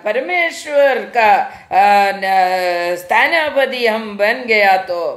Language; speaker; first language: Hindi; non-native, local second language; Malayalam